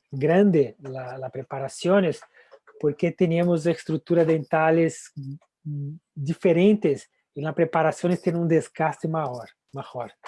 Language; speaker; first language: Spanish; non-native, fluent; Portuguese